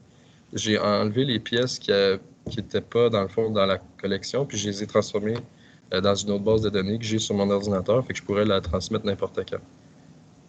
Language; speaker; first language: French; native; French